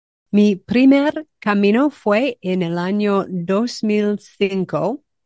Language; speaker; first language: Spanish; non-native, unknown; English